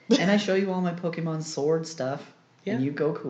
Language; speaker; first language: English; native; English